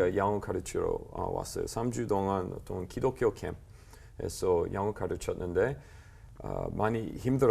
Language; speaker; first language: Korean; non-native, learner; English